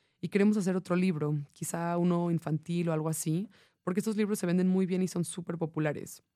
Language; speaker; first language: Spanish; non-native, fluent; English